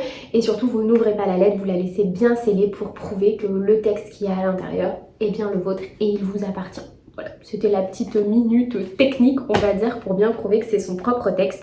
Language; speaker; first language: French; native; French